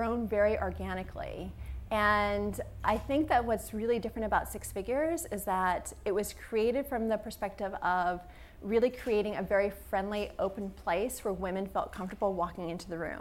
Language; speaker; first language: English; native; English